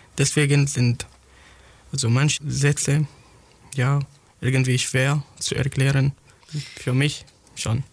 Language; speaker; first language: German; non-native, fluent; Arabic